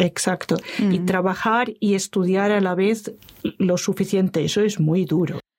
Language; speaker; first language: Spanish; non-native, fluent; Norwegian